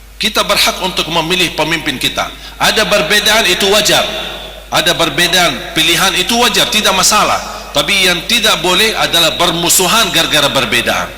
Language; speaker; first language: Malay; non-native, fluent; Arabic